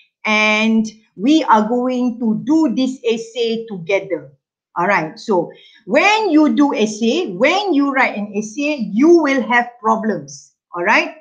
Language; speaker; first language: English; non-native, local second language; Malay